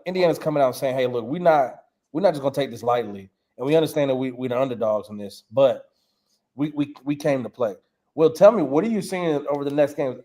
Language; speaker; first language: English; native; English